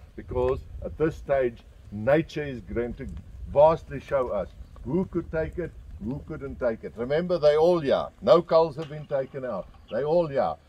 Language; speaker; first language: English; non-native, local second language; Afrikaans